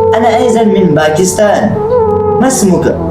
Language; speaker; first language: Arabic; non-native, learner; Urdu